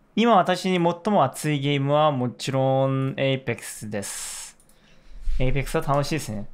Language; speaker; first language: Japanese; non-native, fluent; Korean